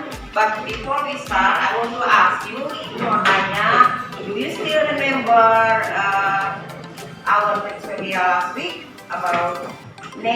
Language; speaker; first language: English; non-native, fluent; Indonesian